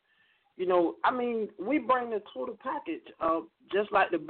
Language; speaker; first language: English; native; English